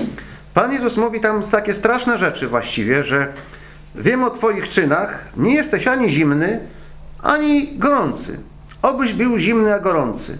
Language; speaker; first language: Polish; native; Polish